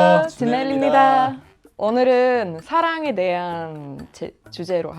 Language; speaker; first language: Korean; non-native, fluent; Swedish